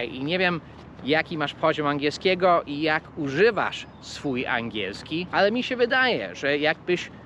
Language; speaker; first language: Polish; non-native, fluent; English